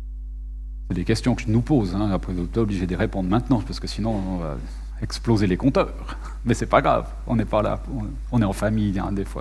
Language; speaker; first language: French; native; French